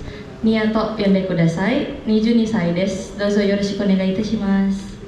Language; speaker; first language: Japanese; non-native, learner; Indonesian